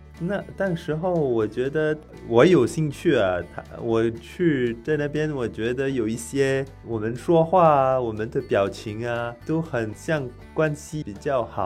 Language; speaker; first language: Chinese; non-native, learner; French